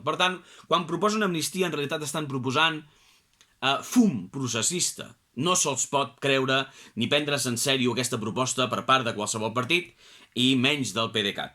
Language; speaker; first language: Catalan; native; Catalan